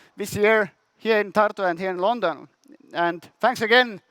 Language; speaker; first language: English; non-native, fluent; Estonian